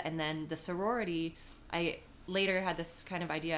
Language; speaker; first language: English; native; English